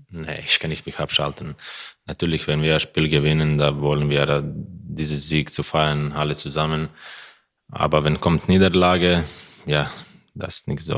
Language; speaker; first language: German; non-native, learner; Croatian